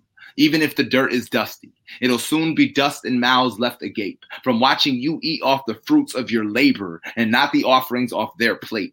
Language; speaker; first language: English; native; English